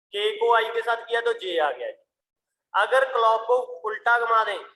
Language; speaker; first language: Hindi; non-native, local second language; Punjabi